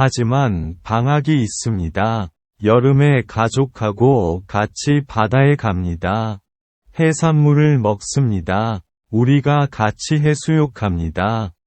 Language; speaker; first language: Korean; non-native, learner; Vietnamese